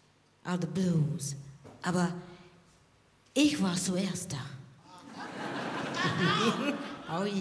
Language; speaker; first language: German; non-native, learner; English